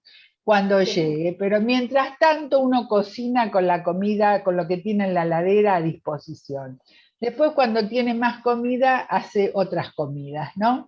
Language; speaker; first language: Spanish; native; Spanish